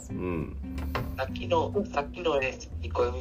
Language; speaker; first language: Japanese; non-native, learner; Bangla